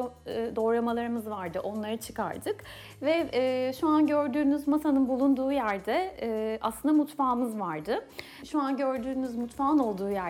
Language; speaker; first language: Turkish; native; Turkish